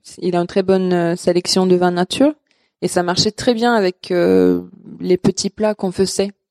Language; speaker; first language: French; non-native, fluent; Swedish